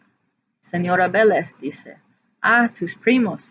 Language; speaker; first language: Spanish; non-native, fluent; English